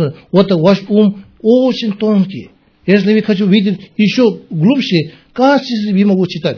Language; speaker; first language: Russian; non-native, learner; Tibetan